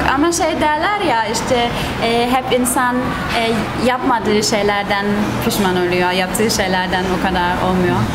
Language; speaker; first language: Turkish; non-native, fluent; German